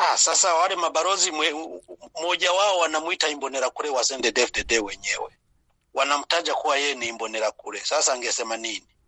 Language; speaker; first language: Swahili; non-native, local second language; Rundi